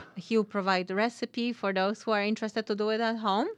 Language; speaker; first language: English; non-native, fluent; Polish